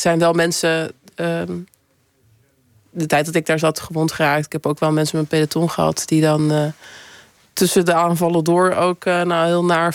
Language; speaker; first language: Dutch; native; Dutch